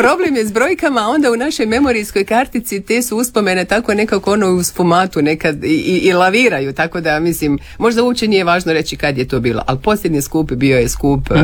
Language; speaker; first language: Serbian; native; Serbian